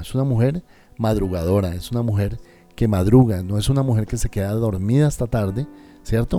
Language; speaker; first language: Spanish; native; Spanish